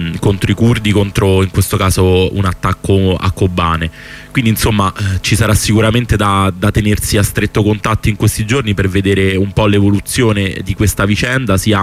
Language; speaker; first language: Italian; native; Italian